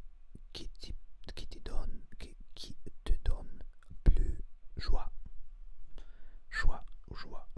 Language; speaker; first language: French; non-native, learner; Spanish